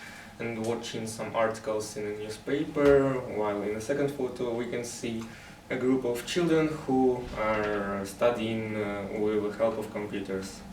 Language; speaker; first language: English; non-native, fluent; Russian